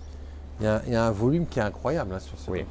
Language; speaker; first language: French; native; French